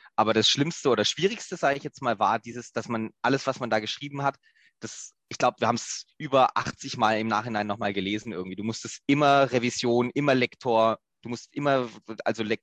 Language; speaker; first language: German; native; German